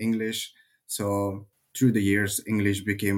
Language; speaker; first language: English; non-native, fluent; Dutch